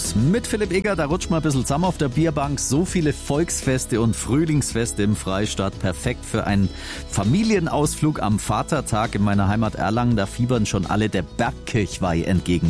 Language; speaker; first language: German; native; German